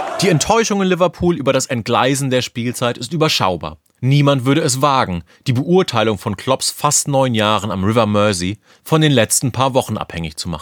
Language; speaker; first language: German; native; German